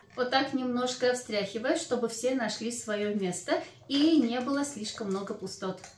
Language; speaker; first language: Russian; non-native, local second language; Armenian